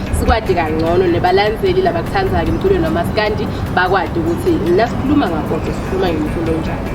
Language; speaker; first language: Zulu; non-native, local second language; Swati